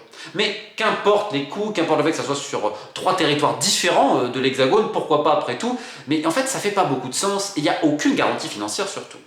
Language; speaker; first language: French; native; French